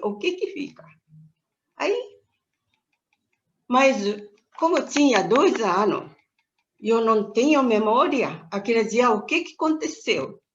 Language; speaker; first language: Portuguese; non-native, learner; Japanese